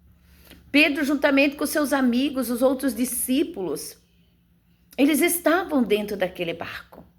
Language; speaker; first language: Portuguese; native; Portuguese